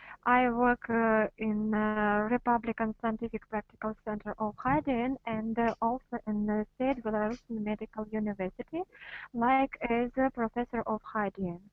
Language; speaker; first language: English; non-native, learner; Russian